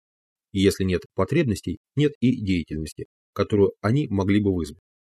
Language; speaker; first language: Russian; native; Russian